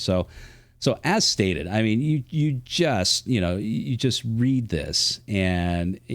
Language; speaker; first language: English; native; English